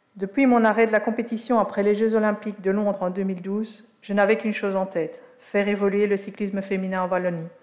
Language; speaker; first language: French; native; French